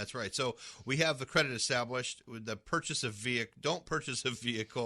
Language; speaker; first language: English; native; English